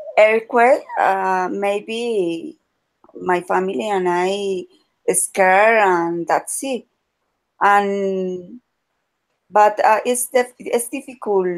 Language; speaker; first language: English; non-native, learner; Spanish